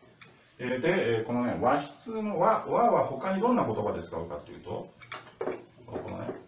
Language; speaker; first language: Japanese; non-native, fluent; Russian